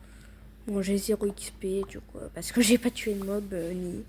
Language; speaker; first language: French; native; French